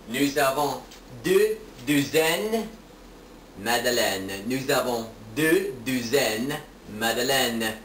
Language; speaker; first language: French; non-native, fluent; English